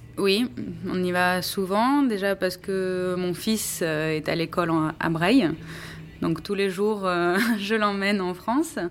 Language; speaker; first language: French; native; French